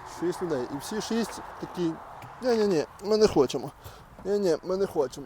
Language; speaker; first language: Ukrainian; native; Ukrainian